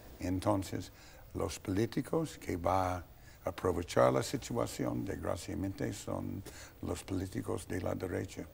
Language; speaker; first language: Spanish; non-native, fluent; English